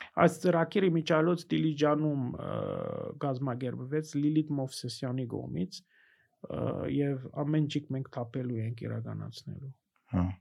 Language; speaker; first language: Armenian; early bilingual, heritage; Armenian